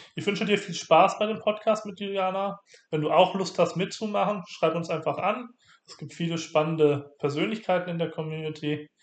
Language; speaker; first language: German; native; German